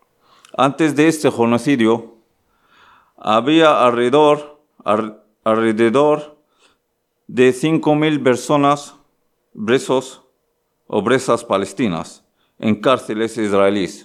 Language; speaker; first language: Spanish; non-native, learner; Arabic